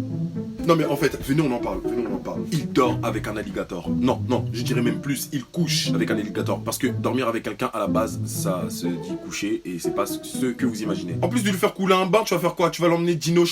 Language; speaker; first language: French; native; French